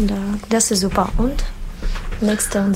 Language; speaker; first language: German; non-native, learner; Russian